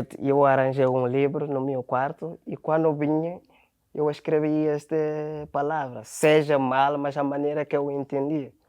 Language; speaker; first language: Portuguese; non-native, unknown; Akan